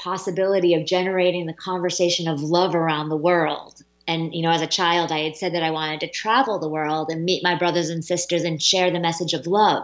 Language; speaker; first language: English; native; English